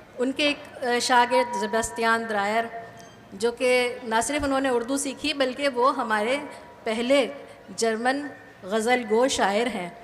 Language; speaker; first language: Urdu; native; Urdu